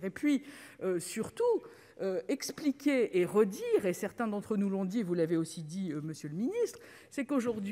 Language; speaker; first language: French; native; French